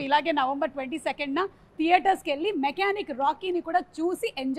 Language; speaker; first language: Telugu; native; Telugu